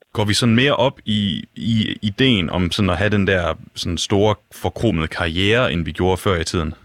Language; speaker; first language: Danish; native; Danish